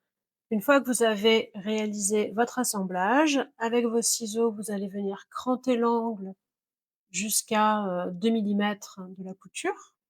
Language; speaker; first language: French; native; French